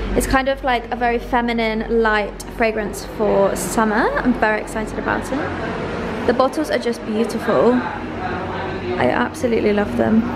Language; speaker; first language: English; native; English